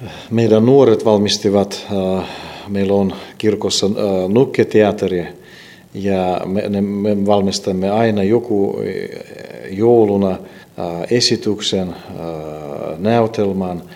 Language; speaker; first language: Finnish; non-native, fluent; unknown